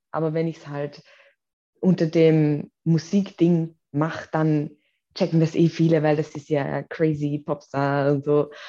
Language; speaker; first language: German; native; German